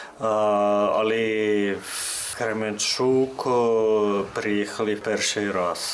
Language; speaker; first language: Ukrainian; non-native, learner; Finnish